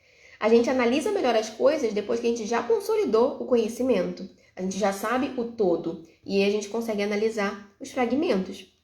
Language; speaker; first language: Portuguese; native; Portuguese